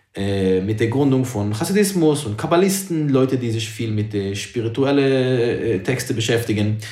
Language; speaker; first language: German; non-native, fluent; English